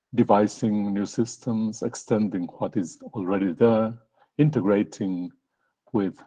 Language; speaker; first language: English; non-native, fluent; Spanish